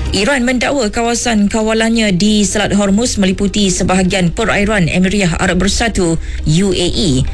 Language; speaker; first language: Malay; native; Malay